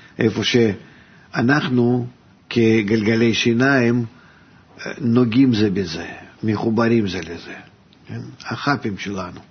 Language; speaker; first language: Hebrew; non-native, fluent; Russian